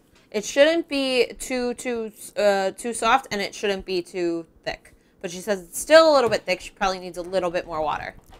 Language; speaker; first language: English; early bilingual, other home language; Italian